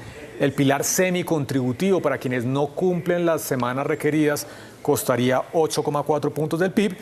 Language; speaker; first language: Spanish; native; Spanish